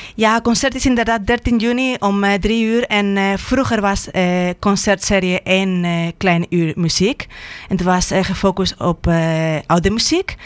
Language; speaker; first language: Dutch; non-native, fluent; Spanish